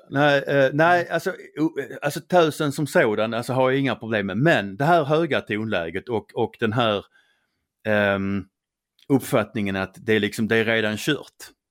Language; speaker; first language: Swedish; native; Swedish